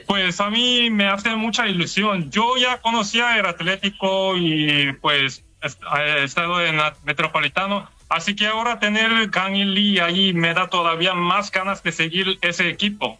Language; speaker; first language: Spanish; non-native, fluent; Korean